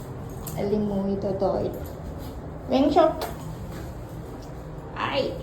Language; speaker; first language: Portuguese; non-native, learner; Thai